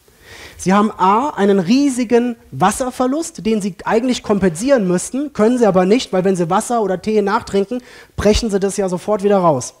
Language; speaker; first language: German; native; German